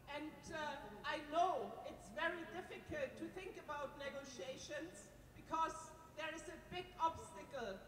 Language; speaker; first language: English; non-native, fluent; German